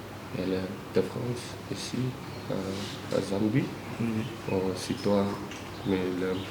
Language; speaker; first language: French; non-native, learner; English